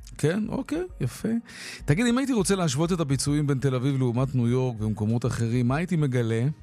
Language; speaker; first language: Hebrew; native; Hebrew